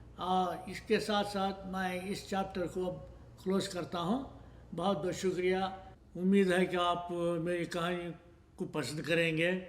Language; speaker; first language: Urdu; native; Urdu